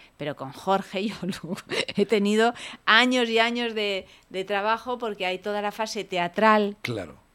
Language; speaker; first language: Spanish; early bilingual, other home language; Italian